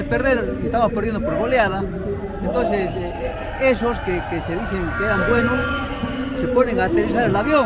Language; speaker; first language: Spanish; native; Spanish